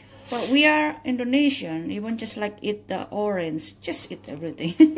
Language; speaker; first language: English; non-native, learner; Indonesian